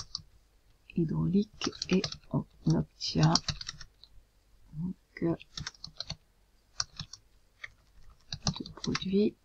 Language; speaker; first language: French; native; French